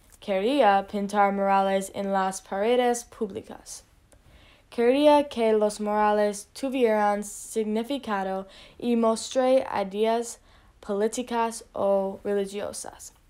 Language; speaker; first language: Spanish; non-native, learner; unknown